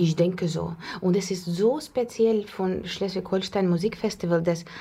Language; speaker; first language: German; non-native, learner; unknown